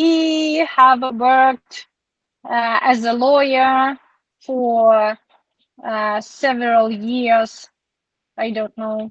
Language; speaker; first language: English; non-native, learner; Ukrainian